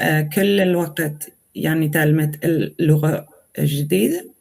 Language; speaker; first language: Arabic; non-native, learner; Swedish